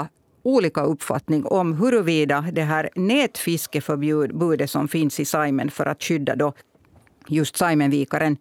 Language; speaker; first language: Swedish; native; Swedish